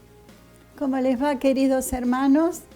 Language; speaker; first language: Spanish; native; Spanish